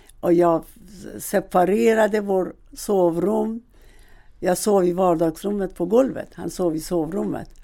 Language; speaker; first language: Swedish; non-native, fluent; Persian